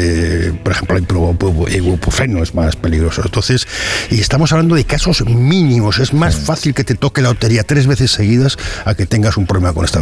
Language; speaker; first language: Spanish; native; Spanish